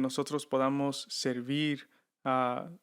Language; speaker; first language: Spanish; early bilingual, heritage; Spanish